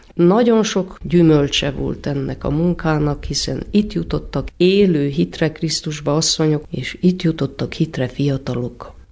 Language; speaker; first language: Hungarian; native; Hungarian